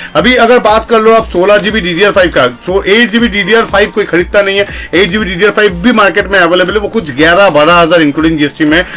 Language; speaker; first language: Hindi; non-native, local second language; Bangla